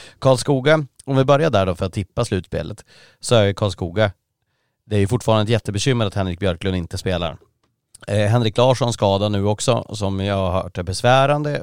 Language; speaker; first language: Swedish; native; Swedish